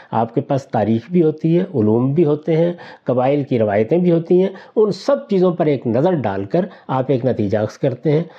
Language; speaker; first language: Urdu; non-native, local second language; Punjabi